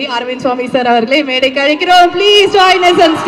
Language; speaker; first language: Tamil; native; Tamil